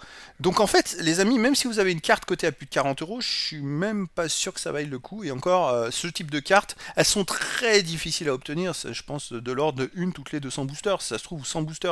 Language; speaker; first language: French; native; French